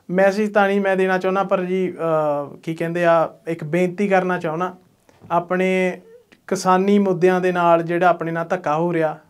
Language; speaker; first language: Punjabi; native; Punjabi